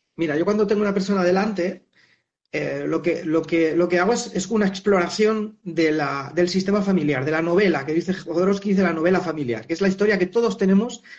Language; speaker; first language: Spanish; native; Spanish